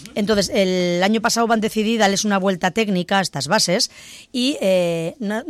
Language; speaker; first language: Spanish; non-native, local second language; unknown